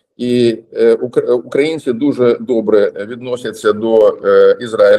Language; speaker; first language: Ukrainian; non-native, local second language; Russian